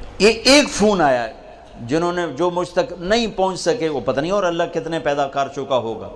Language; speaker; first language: Urdu; non-native, local second language; Punjabi